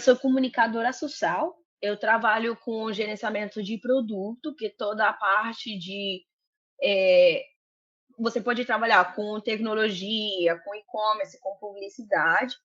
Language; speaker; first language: Portuguese; non-native, fluent; Spanish